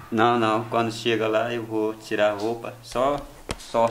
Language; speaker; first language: Portuguese; non-native, local second language; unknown